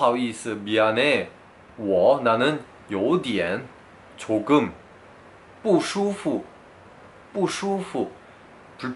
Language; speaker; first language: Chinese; non-native, fluent; Korean